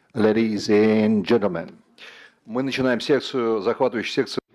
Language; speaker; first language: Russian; native; Russian